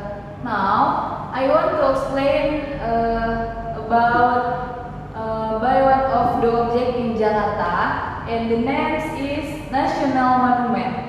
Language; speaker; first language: English; non-native, learner; Indonesian